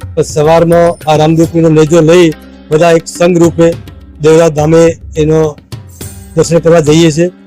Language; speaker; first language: Gujarati; non-native, local second language; Marwari